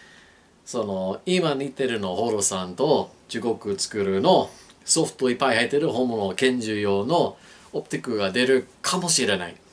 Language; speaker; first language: Japanese; non-native, learner; English